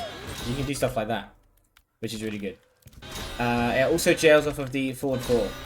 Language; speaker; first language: English; native; English